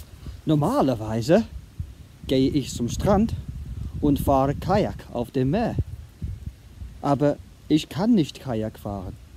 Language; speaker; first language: German; non-native, fluent; English